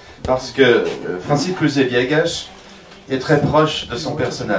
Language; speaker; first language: French; native; French